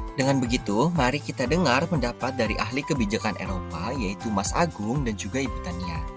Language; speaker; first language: Indonesian; native; Indonesian